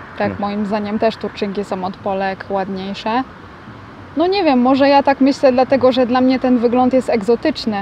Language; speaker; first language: Polish; native; Polish